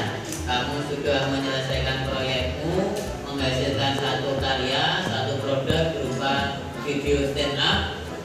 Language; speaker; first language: Indonesian; native; Indonesian